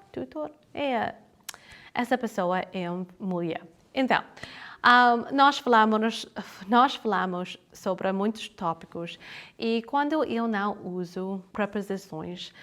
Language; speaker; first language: Portuguese; non-native, learner; English